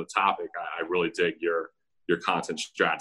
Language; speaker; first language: English; native; English